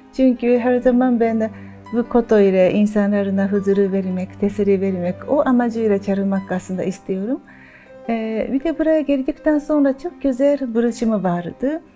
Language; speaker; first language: Turkish; non-native, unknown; Japanese